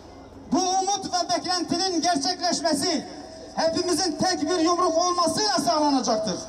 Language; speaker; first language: Turkish; native; Turkish